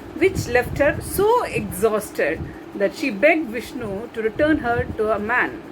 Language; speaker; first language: English; non-native, local second language; Tamil